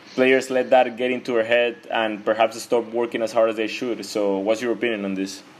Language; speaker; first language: English; non-native, fluent; Spanish